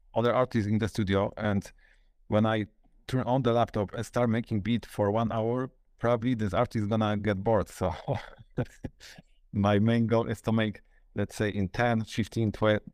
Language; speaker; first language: English; non-native, fluent; Polish